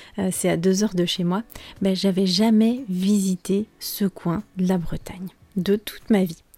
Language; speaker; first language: French; native; French